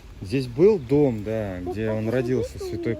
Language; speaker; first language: Russian; native; Russian